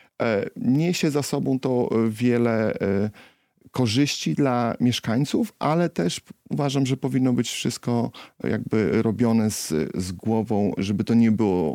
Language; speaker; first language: Polish; native; Polish